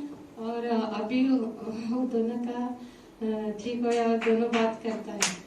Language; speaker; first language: Hindi; non-native, local second language; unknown